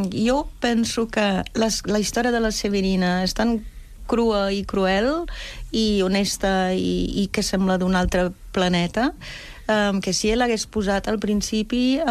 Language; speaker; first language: Catalan; non-native, fluent; German